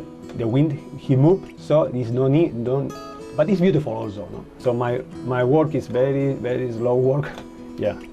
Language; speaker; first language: English; non-native, learner; Spanish